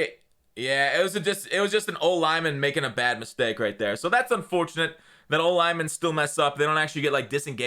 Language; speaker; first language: English; native; English